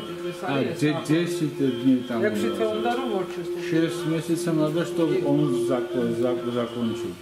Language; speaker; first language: Russian; non-native, fluent; Georgian